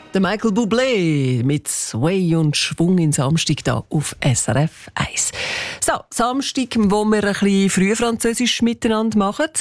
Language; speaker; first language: German; native; German